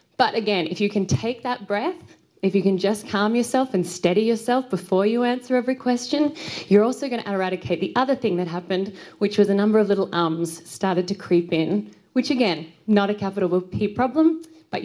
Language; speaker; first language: English; native; English